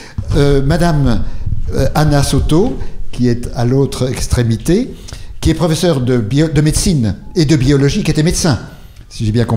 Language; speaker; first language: French; native; French